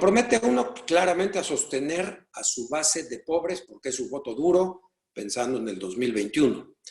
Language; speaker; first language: Spanish; native; Spanish